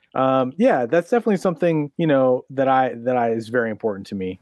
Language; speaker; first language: English; early bilingual, other home language; Arabic